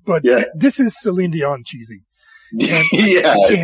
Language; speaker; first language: English; native; English